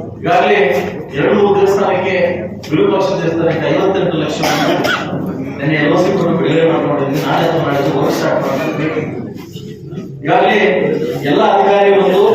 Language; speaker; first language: Kannada; native; Kannada